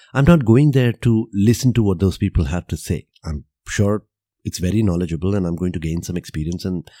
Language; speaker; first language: English; non-native, local second language; Gujarati